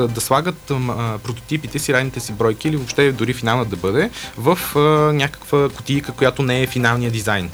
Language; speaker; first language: Bulgarian; native; Bulgarian